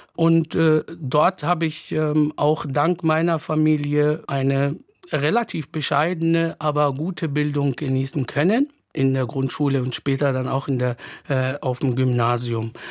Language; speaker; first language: German; non-native, fluent; Arabic